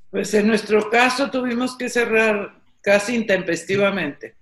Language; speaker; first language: Spanish; native; Spanish